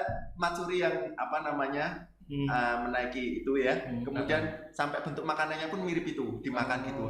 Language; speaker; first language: Indonesian; native; Indonesian